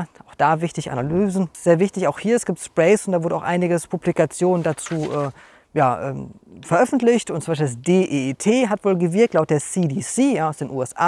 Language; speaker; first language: German; native; German